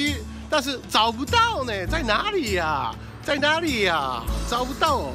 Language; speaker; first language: Chinese; non-native, fluent; Japanese